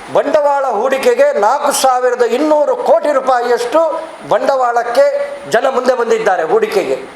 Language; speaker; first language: Kannada; native; Kannada